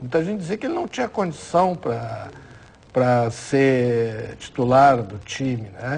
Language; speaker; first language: Portuguese; native; Portuguese